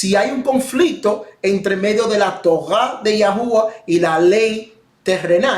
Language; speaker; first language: Spanish; non-native, fluent; English